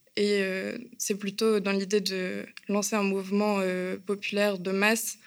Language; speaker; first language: French; native; French